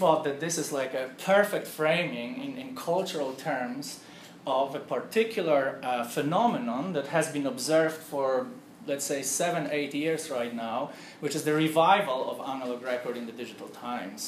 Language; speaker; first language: English; non-native, fluent; Polish